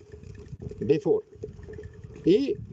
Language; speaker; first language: English; non-native, learner; Bashkir